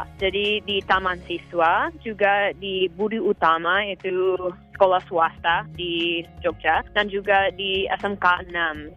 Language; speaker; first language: Indonesian; non-native, fluent; English